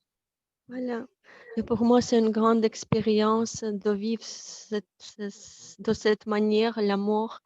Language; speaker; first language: French; non-native, fluent; Russian